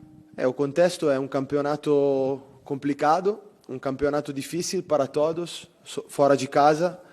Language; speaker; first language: Portuguese; non-native, fluent; Italian